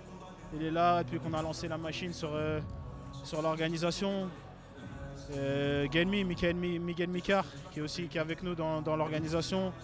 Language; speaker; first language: French; native; French